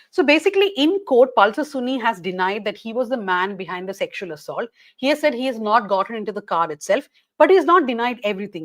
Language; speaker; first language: English; non-native, local second language; Malayalam